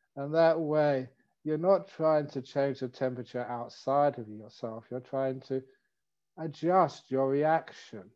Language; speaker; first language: English; native; English